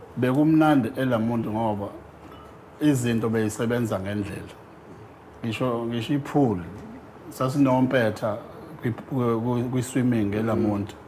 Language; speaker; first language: Zulu; native; Zulu